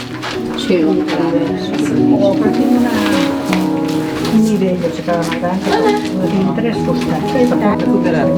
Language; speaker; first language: Catalan; non-native, learner; Spanish